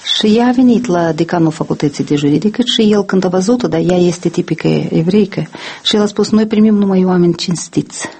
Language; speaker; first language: Romanian; non-native, local second language; Russian